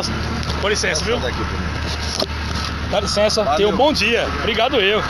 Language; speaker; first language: Portuguese; native; Portuguese